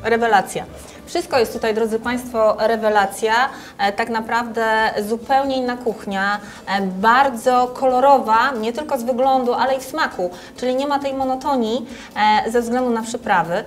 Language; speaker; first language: Polish; native; Polish